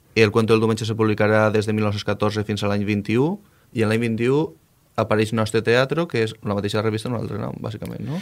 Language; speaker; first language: Catalan; native; Catalan